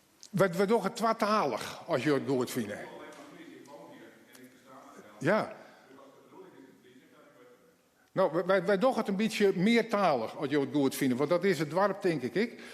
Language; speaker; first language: Dutch; non-native, local second language; Western Frisian